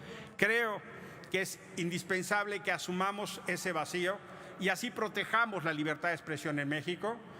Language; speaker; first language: Spanish; native; Spanish